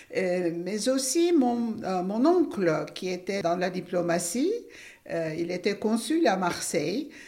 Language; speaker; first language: French; non-native, fluent; Turkish